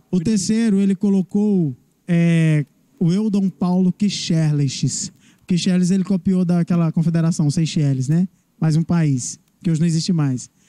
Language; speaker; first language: Portuguese; native; Portuguese